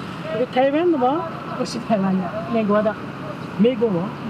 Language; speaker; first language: Chinese; non-native, fluent; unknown